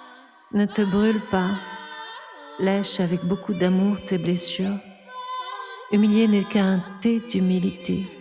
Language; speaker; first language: French; native; French